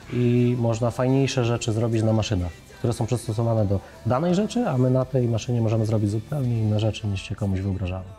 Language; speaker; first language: Polish; native; Polish